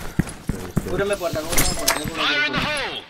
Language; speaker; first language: Spanish; native; Spanish